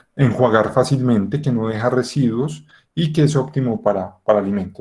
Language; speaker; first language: Spanish; native; Spanish